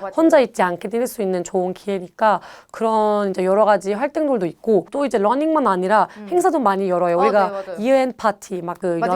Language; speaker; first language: Korean; non-native, fluent; German